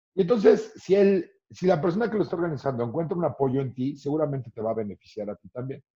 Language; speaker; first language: Spanish; native; Spanish